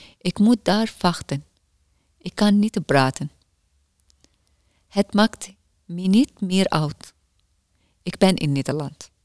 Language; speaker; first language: Dutch; non-native, learner; Arabic